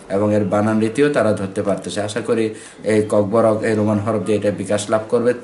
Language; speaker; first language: Bangla; non-native, local second language; Kok Borok